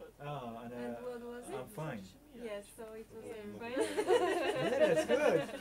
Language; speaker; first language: English; non-native, learner; Arabic